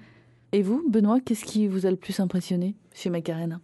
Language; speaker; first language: French; native; French